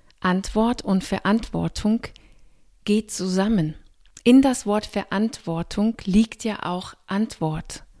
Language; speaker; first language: German; non-native, fluent; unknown